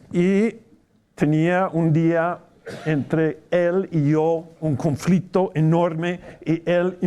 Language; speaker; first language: Spanish; non-native, fluent; English